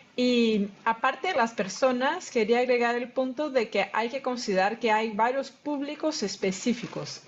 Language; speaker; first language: Spanish; early bilingual, heritage; Spanish